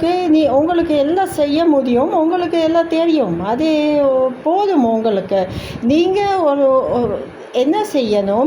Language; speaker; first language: Tamil; non-native, learner; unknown